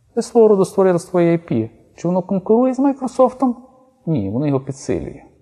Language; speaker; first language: Ukrainian; native; Ukrainian